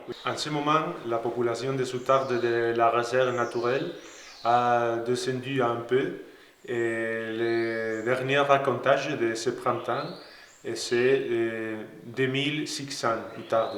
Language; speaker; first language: French; non-native, learner; Spanish